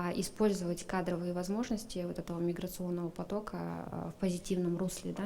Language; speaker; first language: Russian; non-native, local second language; Kazakh